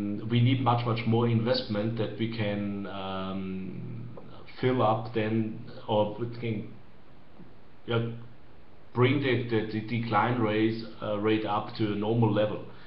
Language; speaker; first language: English; non-native, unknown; German